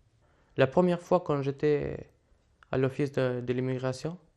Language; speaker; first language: French; non-native, learner; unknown